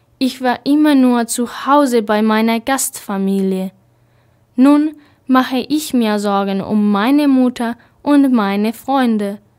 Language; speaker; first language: German; non-native, fluent; Spanish